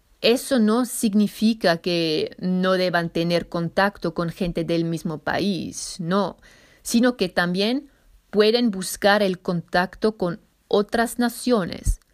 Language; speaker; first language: Spanish; non-native, fluent; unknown